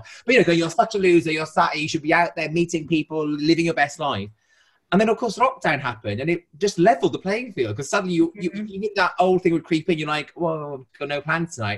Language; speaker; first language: English; native; English